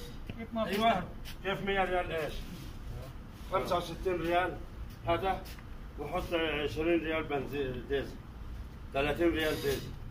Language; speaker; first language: Arabic; non-native, local second language; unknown